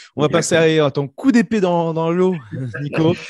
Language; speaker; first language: French; native; French